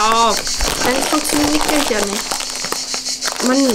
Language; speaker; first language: German; native; German